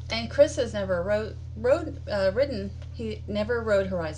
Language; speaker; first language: English; native; English